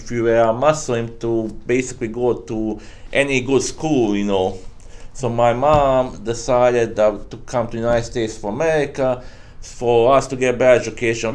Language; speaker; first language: English; non-native, fluent; Croatian